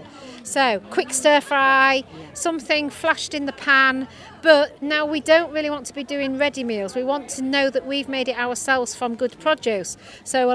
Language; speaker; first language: English; native; English